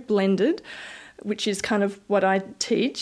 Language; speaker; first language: English; native; English